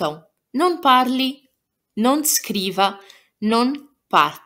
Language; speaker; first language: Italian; non-native, fluent; Portuguese